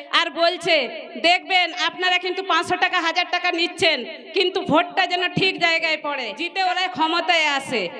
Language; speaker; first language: Bangla; non-native, local second language; Santali